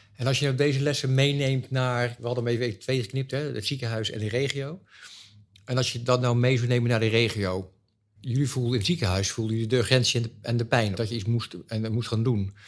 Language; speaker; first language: Dutch; native; Dutch